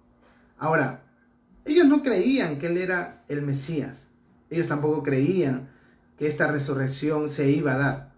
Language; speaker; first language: Spanish; native; Spanish